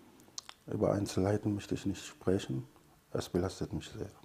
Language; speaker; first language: German; non-native, fluent; Arabic